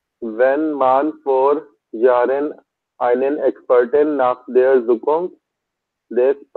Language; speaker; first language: German; non-native, learner; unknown